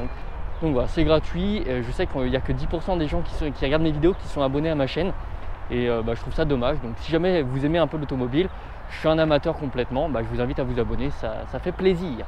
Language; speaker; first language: French; native; French